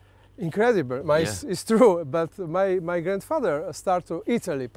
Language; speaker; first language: English; non-native, learner; Slovenian